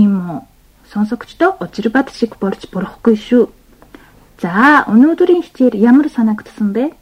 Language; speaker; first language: Mongolian; non-native, fluent; Japanese